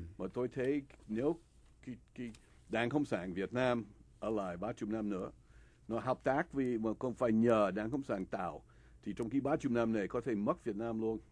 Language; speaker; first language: Vietnamese; non-native, fluent; English